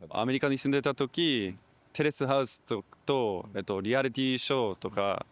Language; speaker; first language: Japanese; non-native, learner; English